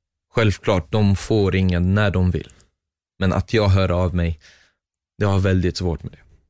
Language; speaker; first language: Swedish; non-native, fluent; Arabic